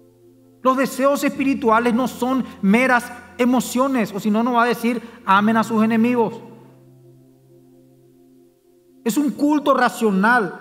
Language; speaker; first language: Spanish; native; Spanish